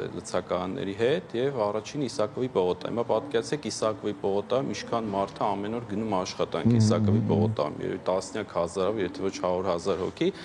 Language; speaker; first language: Armenian; native; Armenian